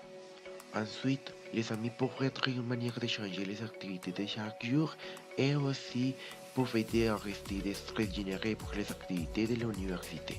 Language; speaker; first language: French; non-native, learner; Spanish